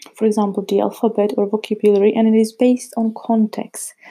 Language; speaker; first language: English; non-native, fluent; Czech